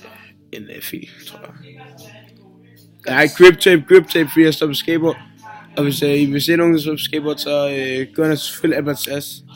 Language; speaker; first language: Danish; native; Danish